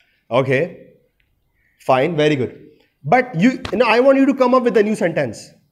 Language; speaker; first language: English; non-native, local second language; Urdu